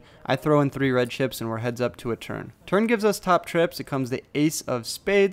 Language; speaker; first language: English; native; English